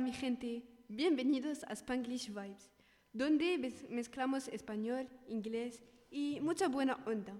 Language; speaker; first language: Spanish; non-native, learner; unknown